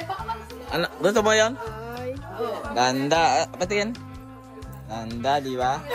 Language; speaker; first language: Filipino; non-native, learner; Spanish